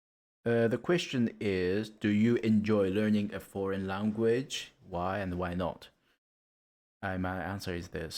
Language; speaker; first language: English; non-native, learner; Japanese